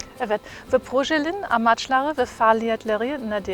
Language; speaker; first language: Turkish; non-native, fluent; German